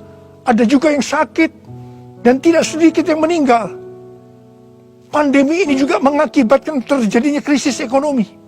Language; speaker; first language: Indonesian; native; Indonesian